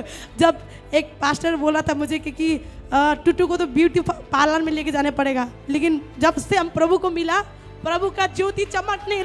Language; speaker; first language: Hindi; non-native, local second language; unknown